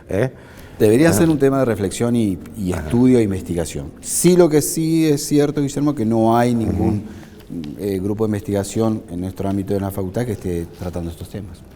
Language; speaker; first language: Spanish; native; Spanish